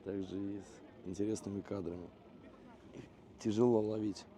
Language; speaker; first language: Russian; native; Russian